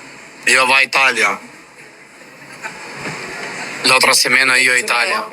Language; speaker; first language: Italian; non-native, learner; Albanian